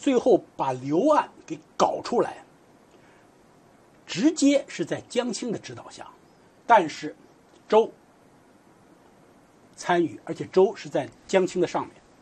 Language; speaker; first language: Chinese; native; Chinese